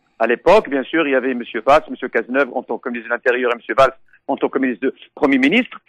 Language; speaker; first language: French; non-native, local second language; Arabic